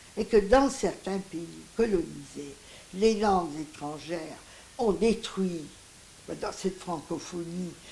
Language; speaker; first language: French; non-native, local second language; Greek